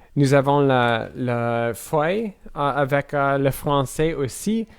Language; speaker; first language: French; non-native, learner; English